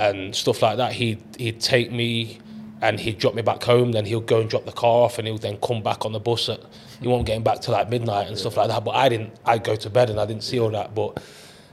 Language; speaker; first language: English; native; English